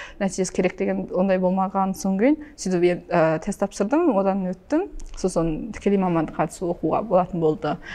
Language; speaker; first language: Kazakh; early bilingual, heritage; Kazakh